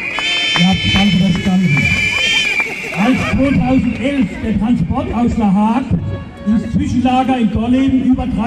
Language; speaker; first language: German; native; German